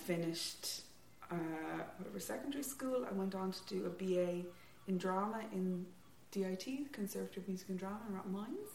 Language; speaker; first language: English; native; English